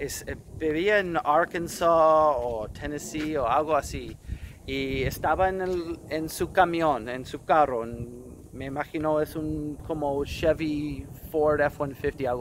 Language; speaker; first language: Spanish; non-native, fluent; English